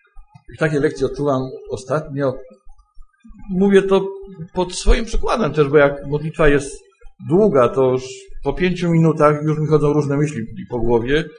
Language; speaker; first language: Polish; native; Polish